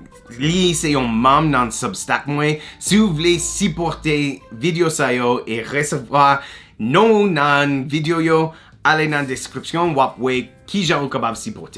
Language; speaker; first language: Haitian Creole; non-native, learner; English